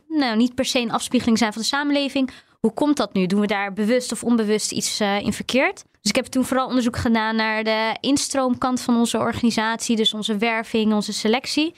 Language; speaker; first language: Dutch; native; Dutch